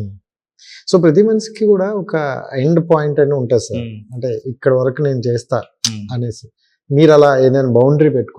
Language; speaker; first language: Telugu; native; Telugu